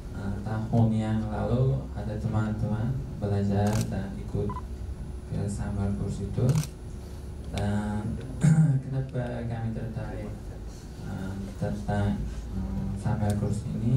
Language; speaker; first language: Indonesian; non-native, learner; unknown